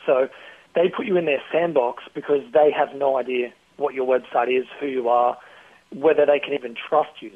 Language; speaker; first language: English; native; English